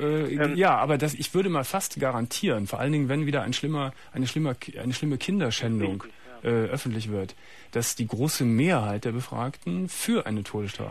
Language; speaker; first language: German; native; German